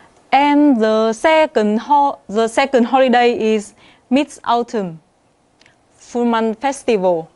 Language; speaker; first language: English; non-native, learner; Vietnamese